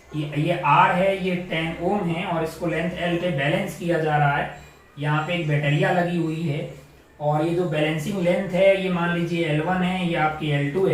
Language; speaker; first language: Hindi; native; Hindi